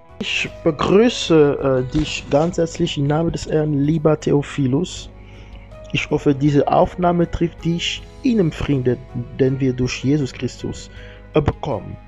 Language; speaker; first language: German; non-native, learner; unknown